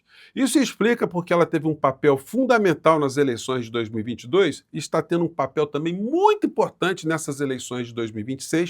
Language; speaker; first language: Portuguese; native; Portuguese